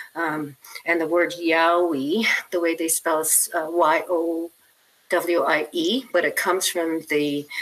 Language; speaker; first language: English; native; English